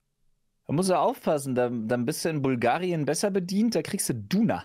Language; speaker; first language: German; native; German